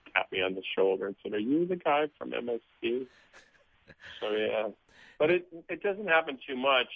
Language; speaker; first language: English; native; English